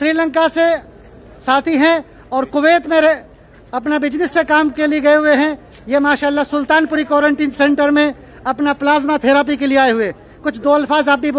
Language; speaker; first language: Hindi; native; Hindi